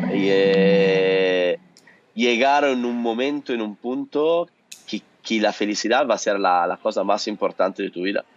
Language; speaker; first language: Spanish; non-native, fluent; Italian